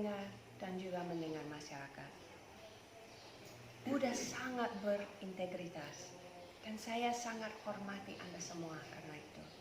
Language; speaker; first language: Indonesian; non-native, fluent; English